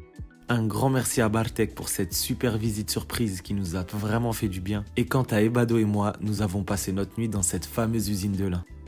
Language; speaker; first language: French; native; French